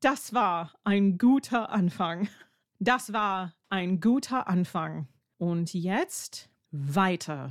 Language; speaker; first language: German; non-native, fluent; English